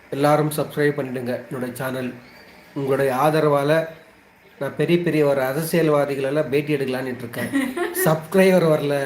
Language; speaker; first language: Tamil; non-native, local second language; Telugu